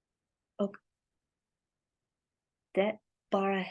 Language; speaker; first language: Swedish; non-native, learner; English